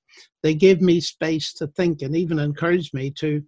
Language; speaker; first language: English; native; English